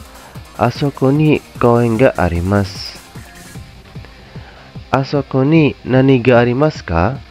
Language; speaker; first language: Japanese; non-native, fluent; Indonesian